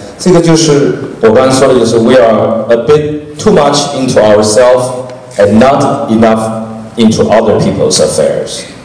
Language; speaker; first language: English; non-native, fluent; Chinese